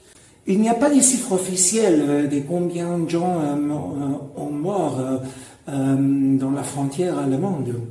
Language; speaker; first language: French; non-native, fluent; German